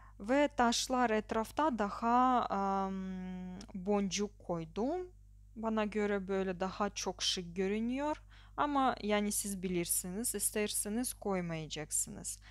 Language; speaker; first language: Turkish; non-native, learner; Russian